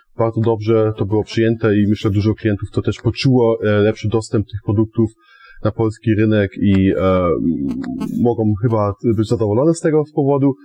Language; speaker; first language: Polish; non-native, fluent; German